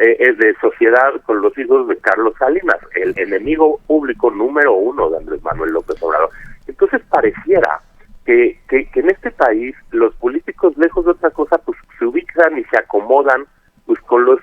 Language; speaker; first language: Spanish; native; Spanish